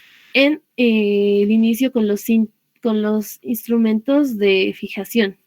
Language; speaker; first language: Spanish; native; Spanish